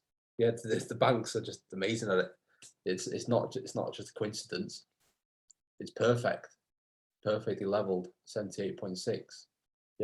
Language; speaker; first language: English; native; English